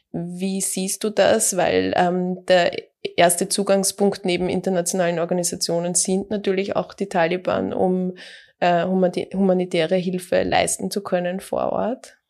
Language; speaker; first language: German; native; German